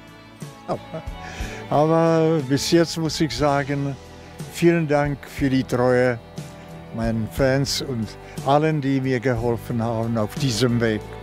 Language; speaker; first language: German; non-native, fluent; Czech